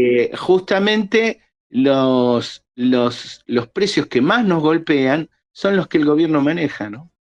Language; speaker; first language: Spanish; native; Spanish